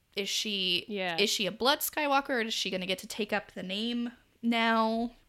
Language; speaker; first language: English; native; English